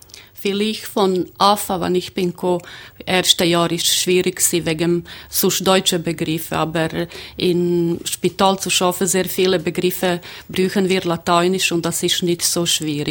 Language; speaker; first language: German; non-native, learner; Croatian